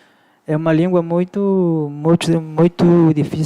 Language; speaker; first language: Portuguese; non-native, learner; Spanish